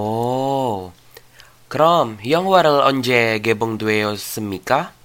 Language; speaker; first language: Korean; non-native, learner; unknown